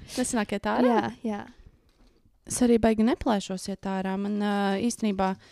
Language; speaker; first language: Latvian; native; Latvian